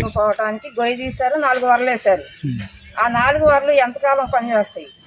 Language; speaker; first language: Telugu; native; Telugu